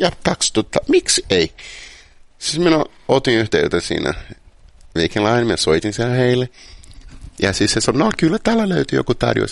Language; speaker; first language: Finnish; non-native, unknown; Portuguese